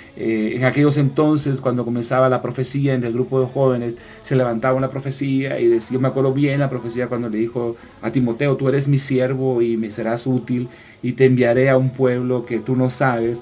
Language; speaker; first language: Spanish; native; Spanish